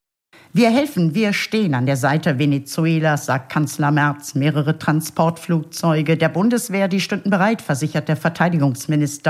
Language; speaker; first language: German; native; German